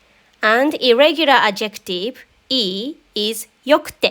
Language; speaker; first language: English; non-native, fluent; Japanese